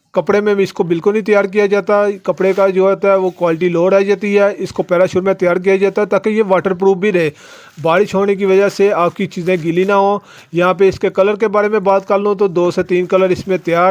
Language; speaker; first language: Hindi; non-native, local second language; Punjabi